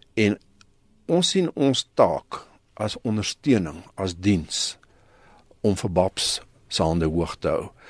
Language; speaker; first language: Afrikaans; native; Afrikaans